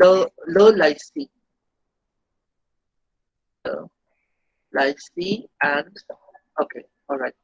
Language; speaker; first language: French; non-native, fluent; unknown